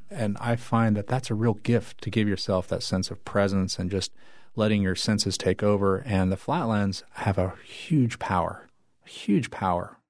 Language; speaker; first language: English; native; English